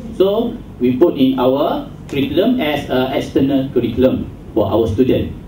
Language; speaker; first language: English; non-native, local second language; Malay